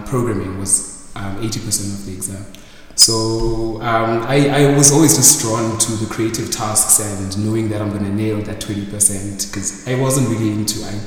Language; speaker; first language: English; non-native, local second language; Xhosa